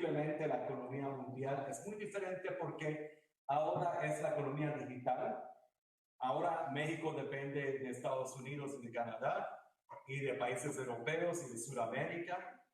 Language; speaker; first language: Spanish; early bilingual, heritage; Spanish